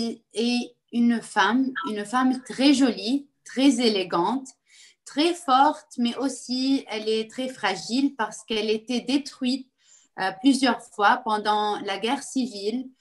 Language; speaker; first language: French; non-native, local second language; Arabic